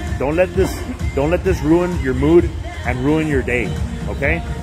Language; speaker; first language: English; early bilingual, other home language; Spanish